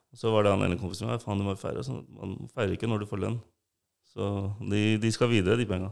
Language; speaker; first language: Norwegian; non-native, local second language; Urdu